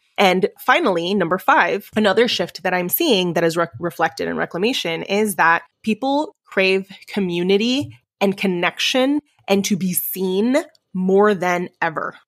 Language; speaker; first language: English; early bilingual, other home language; Spanish